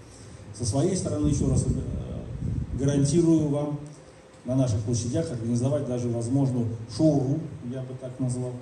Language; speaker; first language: Russian; native; Russian